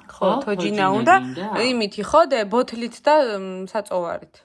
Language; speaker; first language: Georgian; native; Georgian